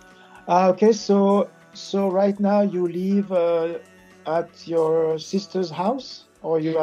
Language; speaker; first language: English; non-native, fluent; French